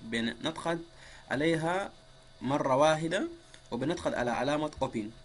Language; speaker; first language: Arabic; native; Arabic